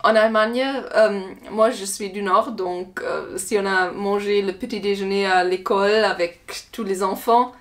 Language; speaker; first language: French; non-native, learner; German